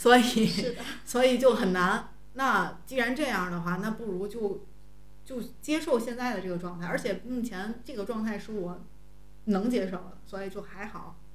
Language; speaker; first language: Chinese; native; Chinese